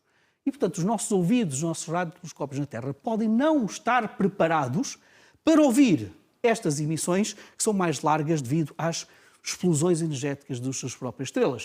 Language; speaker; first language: Portuguese; native; Portuguese